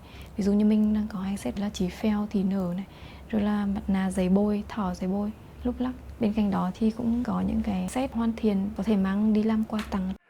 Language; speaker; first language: Vietnamese; native; Vietnamese